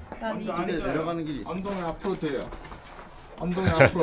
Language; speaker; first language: Korean; non-native, fluent; Mongolian